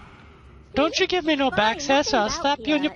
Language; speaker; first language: English; native; English